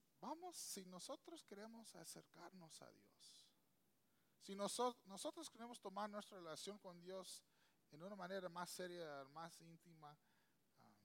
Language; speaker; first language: Spanish; non-native, local second language; English